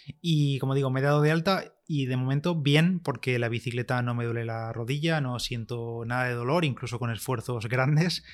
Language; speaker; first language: Spanish; native; Spanish